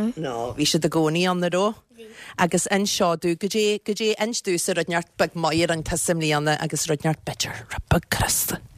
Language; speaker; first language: Irish; native; Irish